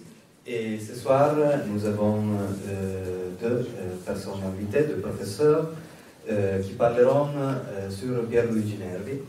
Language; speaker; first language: French; non-native, fluent; Italian